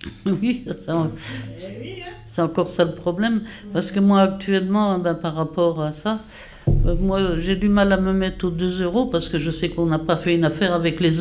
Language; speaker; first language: French; native; French